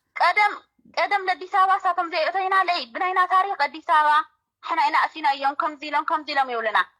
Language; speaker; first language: Tigrinya; native; Tigrinya